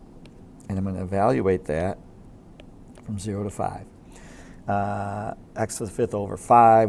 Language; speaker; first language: English; native; English